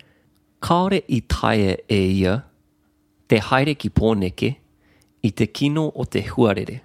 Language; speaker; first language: Māori; non-native, local second language; English